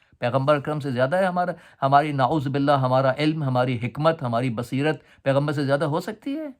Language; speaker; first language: Urdu; native; Urdu